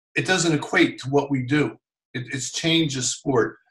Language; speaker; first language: English; native; English